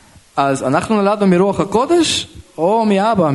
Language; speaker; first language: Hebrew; non-native, local second language; Russian